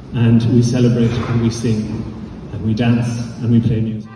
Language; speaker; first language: English; native; English